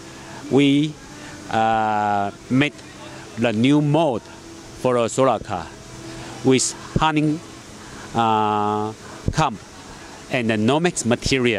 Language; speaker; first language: English; non-native, learner; Chinese